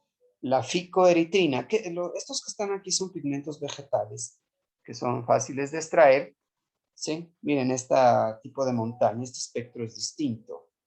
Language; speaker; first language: Spanish; native; Spanish